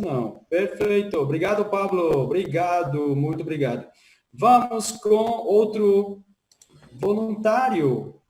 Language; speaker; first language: Portuguese; non-native, fluent; Spanish